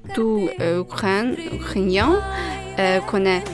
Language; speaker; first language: French; non-native, fluent; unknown